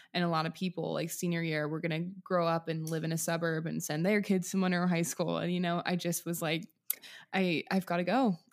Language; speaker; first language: English; native; English